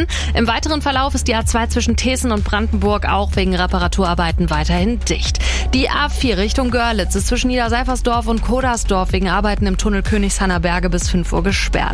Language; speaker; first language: German; native; German